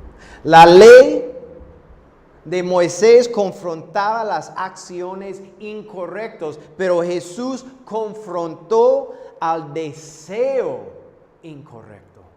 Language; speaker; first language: Spanish; non-native, fluent; English